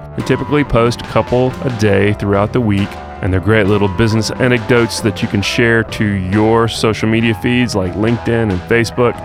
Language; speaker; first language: English; non-native, fluent; Serbian